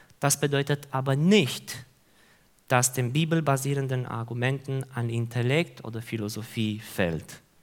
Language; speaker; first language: German; non-native, fluent; Hungarian